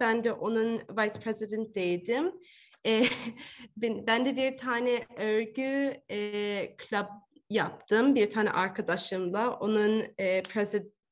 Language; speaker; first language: Turkish; early bilingual, heritage; Turkish